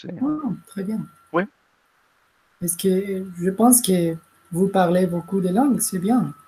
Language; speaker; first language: French; non-native, learner; Spanish